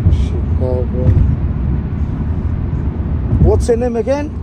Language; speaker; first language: English; non-native, learner; Portuguese